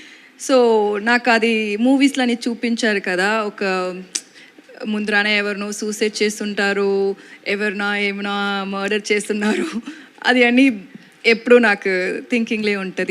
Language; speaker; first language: Telugu; non-native, local second language; Tamil